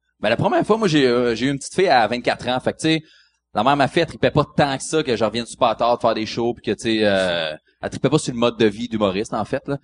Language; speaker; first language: French; native; French